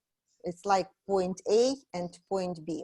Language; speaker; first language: English; non-native, fluent; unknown